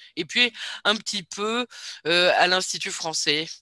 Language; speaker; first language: French; native; French